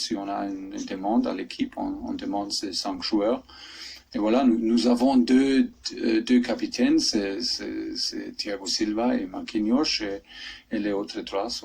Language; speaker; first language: French; non-native, fluent; German